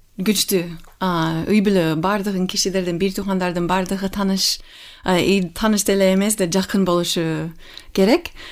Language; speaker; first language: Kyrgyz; non-native, fluent; English